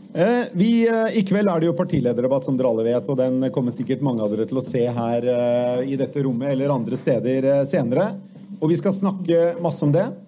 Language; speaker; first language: Norwegian; native; Norwegian